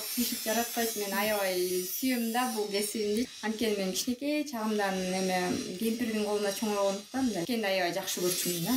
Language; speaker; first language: Kyrgyz; native; Kyrgyz